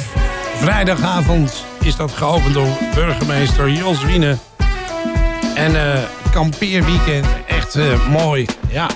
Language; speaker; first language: Dutch; native; Dutch